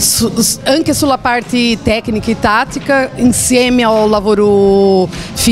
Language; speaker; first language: Italian; non-native, fluent; Spanish